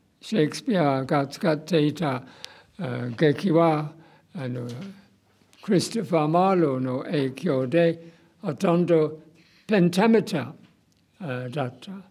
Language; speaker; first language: Japanese; non-native, fluent; English